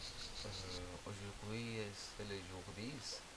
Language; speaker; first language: French; non-native, learner; Spanish